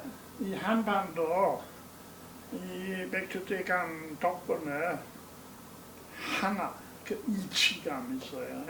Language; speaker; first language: Korean; non-native, learner; English